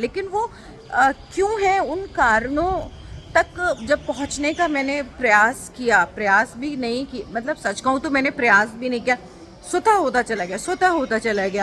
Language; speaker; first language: Hindi; native; Hindi